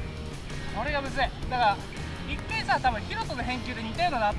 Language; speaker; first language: Japanese; native; Japanese